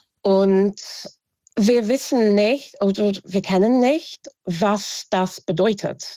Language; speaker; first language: German; non-native, fluent; English